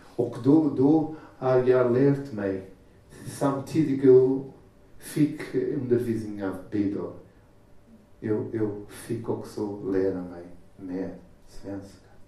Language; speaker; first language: Swedish; non-native, fluent; Portuguese